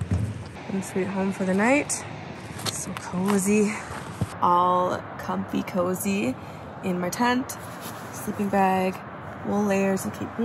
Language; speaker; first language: English; native; English